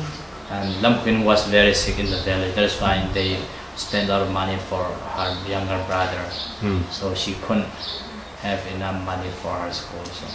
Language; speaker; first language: English; non-native, fluent; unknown